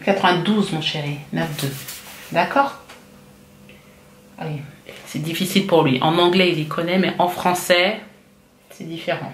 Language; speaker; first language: French; native; French